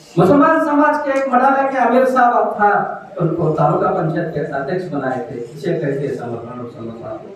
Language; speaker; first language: Hindi; non-native, local second language; Marathi